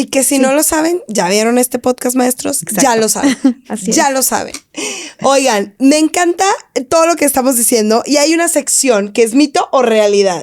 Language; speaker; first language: Spanish; native; Spanish